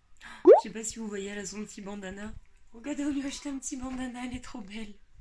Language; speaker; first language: French; native; French